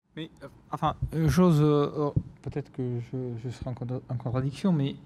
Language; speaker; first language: French; native; French